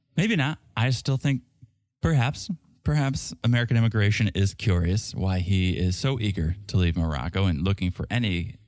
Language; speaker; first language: English; early bilingual, other home language; Russian